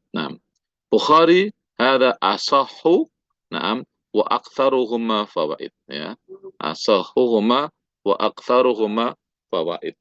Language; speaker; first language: Arabic; non-native, fluent; Indonesian